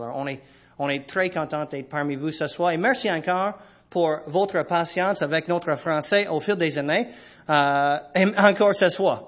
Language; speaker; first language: French; non-native, fluent; English